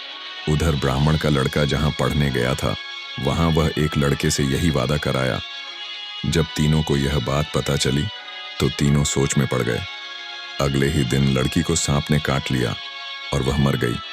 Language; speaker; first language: Hindi; native; Hindi